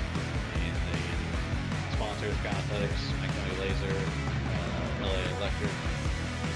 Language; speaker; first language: English; native; English